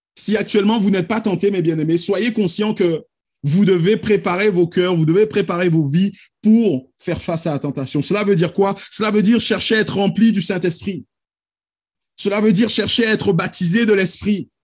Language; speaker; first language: French; native; French